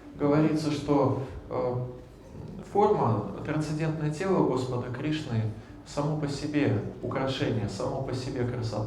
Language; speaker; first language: Russian; native; Russian